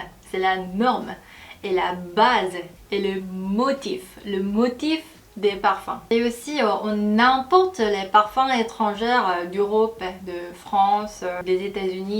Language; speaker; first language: French; non-native, fluent; Korean